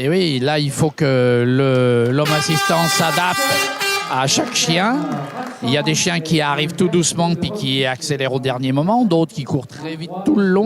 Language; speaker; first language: French; native; French